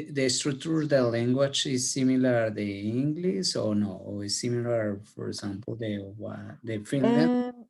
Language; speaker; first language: English; non-native, learner; Spanish